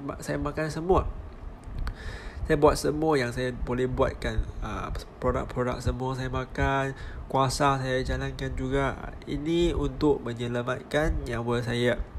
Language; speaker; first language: Malay; non-native, local second language; Chinese